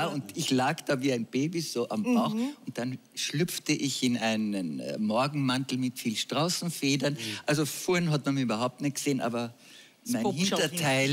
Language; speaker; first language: German; native; German